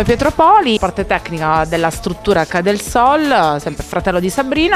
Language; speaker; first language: Italian; native; Italian